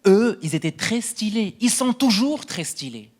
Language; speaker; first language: French; non-native, local second language; Arabic